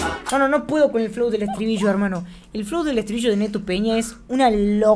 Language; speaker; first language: Spanish; native; Spanish